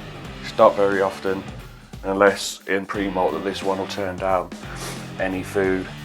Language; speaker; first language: English; native; English